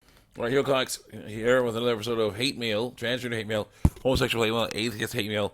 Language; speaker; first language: English; native; English